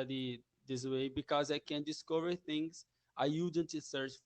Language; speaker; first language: English; non-native, learner; Portuguese